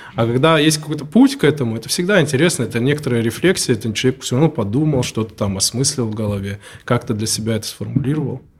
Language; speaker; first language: Russian; native; Russian